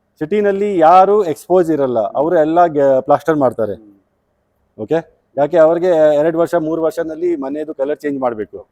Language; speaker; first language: Kannada; non-native, local second language; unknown